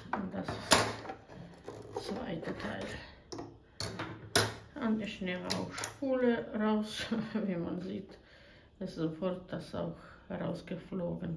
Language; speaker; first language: German; non-native, fluent; Croatian